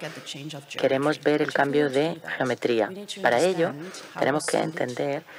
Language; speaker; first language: Spanish; non-native, fluent; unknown